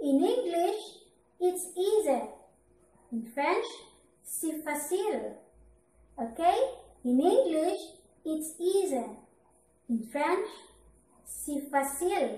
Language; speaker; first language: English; non-native, local second language; Filipino